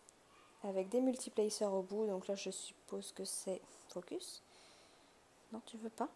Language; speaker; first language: French; native; French